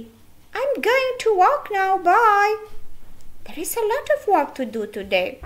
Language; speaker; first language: English; non-native, fluent; Albanian